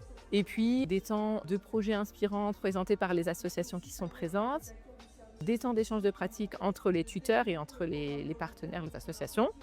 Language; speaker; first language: French; native; French